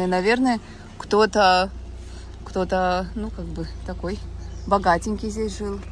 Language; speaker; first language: Russian; native; Russian